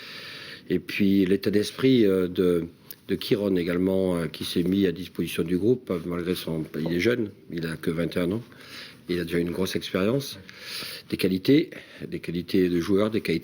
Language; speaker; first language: French; native; French